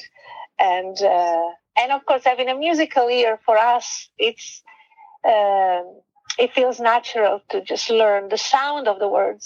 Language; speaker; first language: English; non-native, fluent; Italian